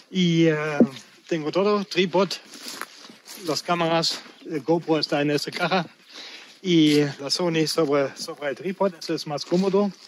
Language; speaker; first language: Spanish; non-native, learner; German